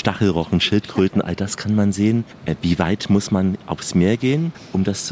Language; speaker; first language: German; native; German